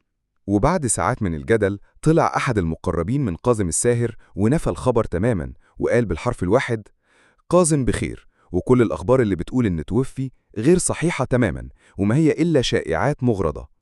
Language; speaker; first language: Arabic; native; Arabic